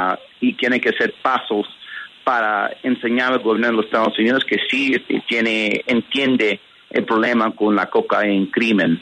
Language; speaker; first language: Spanish; early bilingual, heritage; Spanish